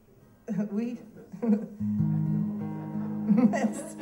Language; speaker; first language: French; non-native, learner; English